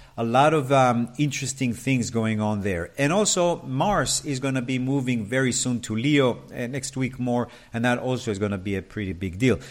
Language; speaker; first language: English; non-native, fluent; Hebrew